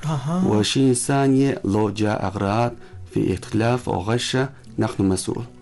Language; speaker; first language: Arabic; non-native, learner; Chinese